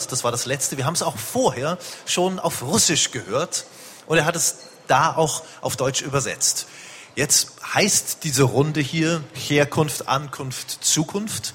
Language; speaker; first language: German; native; German